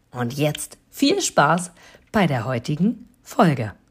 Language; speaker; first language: German; native; German